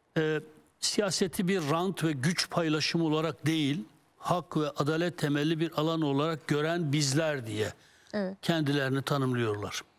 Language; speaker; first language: Turkish; non-native, local second language; Kurdish